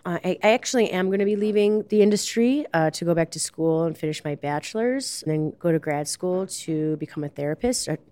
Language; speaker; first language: English; native; English